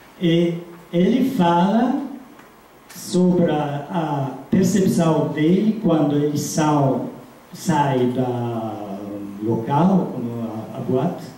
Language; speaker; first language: Portuguese; non-native, fluent; Italian